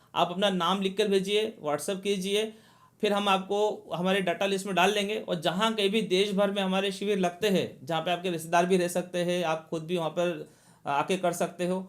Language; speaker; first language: Hindi; native; Hindi